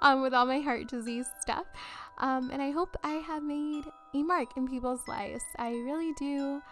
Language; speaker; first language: English; early bilingual, other home language; Spanish